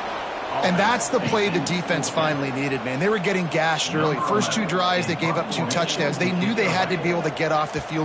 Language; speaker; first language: English; native; English